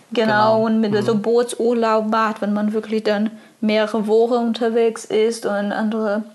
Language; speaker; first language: German; non-native, fluent; Portuguese